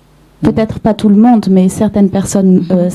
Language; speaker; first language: French; native; French